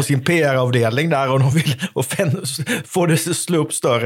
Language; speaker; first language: Swedish; native; Swedish